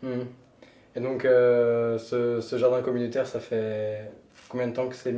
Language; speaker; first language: French; native; French